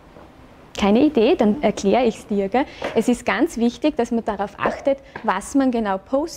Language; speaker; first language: German; native; German